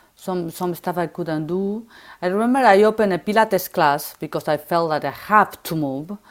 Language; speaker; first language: English; non-native, learner; Spanish